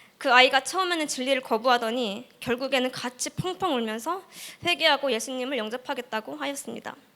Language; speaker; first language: Korean; early bilingual, heritage; Korean